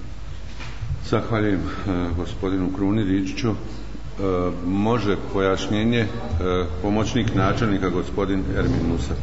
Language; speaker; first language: Croatian; native; Croatian